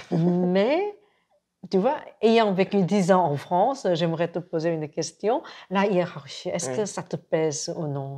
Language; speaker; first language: French; non-native, fluent; Korean